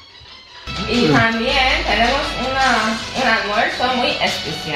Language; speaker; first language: Spanish; non-native, learner; Persian